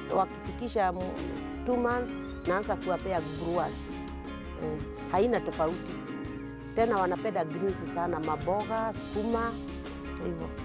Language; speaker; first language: Swahili; non-native, local second language; Kikuyu